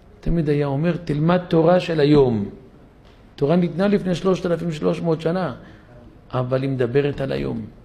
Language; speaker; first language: Hebrew; native; Hebrew